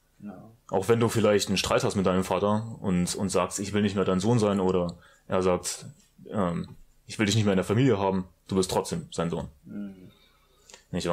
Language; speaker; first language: German; native; German